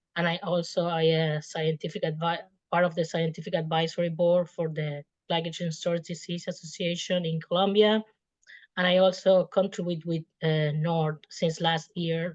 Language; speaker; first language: English; non-native, fluent; Spanish